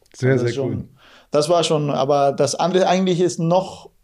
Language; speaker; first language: German; non-native, fluent; Guarani